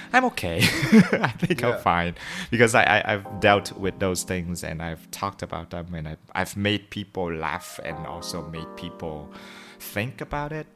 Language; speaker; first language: English; non-native, fluent; Vietnamese